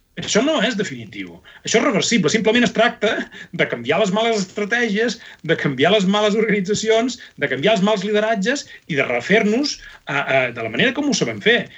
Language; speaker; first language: Catalan; native; Catalan